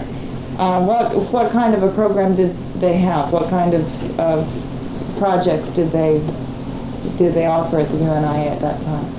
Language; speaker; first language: English; native; English